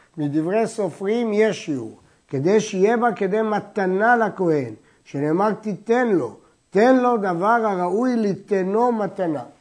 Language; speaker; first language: Hebrew; native; Hebrew